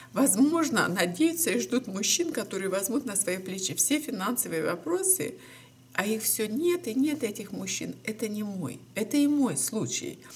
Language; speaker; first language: Russian; native; Russian